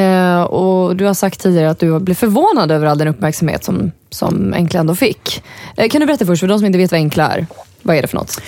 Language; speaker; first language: Swedish; native; Swedish